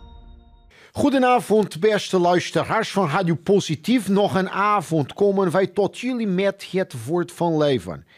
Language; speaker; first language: Dutch; non-native, fluent; Portuguese